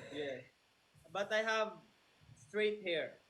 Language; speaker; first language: English; non-native, local second language; Filipino